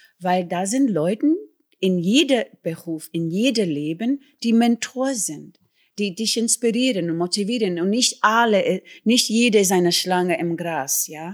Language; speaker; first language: German; non-native, fluent; English